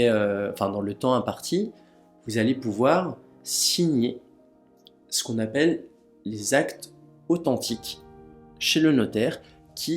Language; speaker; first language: French; native; French